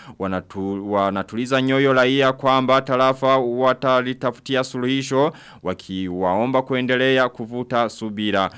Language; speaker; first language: Swahili; non-native, local second language; Rundi